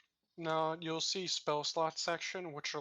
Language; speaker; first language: English; native; English